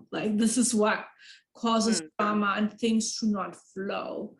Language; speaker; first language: English; non-native, fluent; German